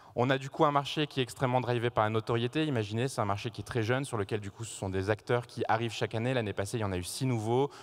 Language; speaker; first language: French; native; French